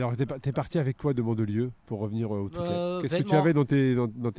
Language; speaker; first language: French; native; French